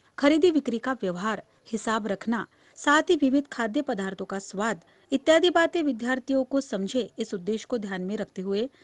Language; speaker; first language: Hindi; non-native, local second language; Marathi